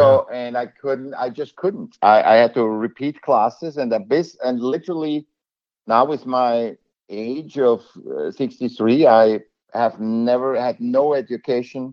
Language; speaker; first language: English; non-native, fluent; German